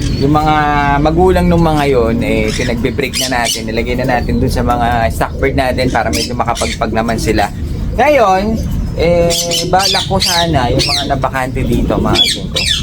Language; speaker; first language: Filipino; native; Filipino